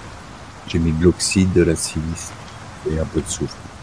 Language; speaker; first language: French; native; French